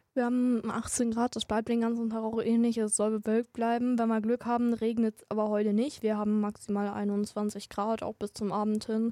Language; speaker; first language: German; native; German